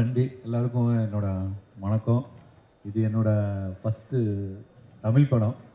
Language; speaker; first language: Tamil; early bilingual, heritage; Tamil